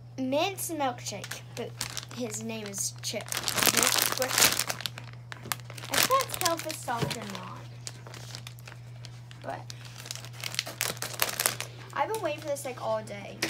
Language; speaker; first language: English; native; English